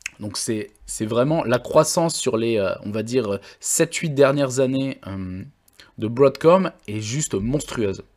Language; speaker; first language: French; native; French